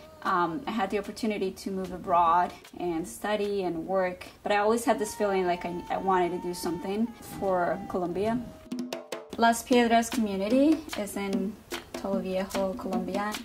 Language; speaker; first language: English; non-native, fluent; Spanish